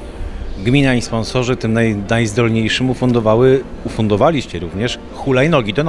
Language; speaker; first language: Polish; native; Polish